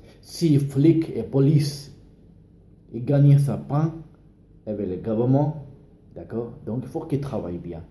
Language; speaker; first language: French; non-native, learner; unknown